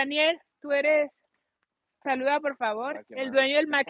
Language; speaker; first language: Spanish; native; Spanish